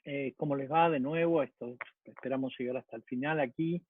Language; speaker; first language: Spanish; native; Spanish